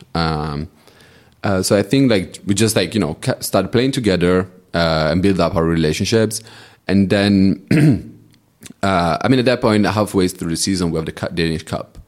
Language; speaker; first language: English; non-native, fluent; Italian